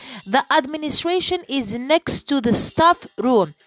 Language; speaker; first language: English; non-native, fluent; Arabic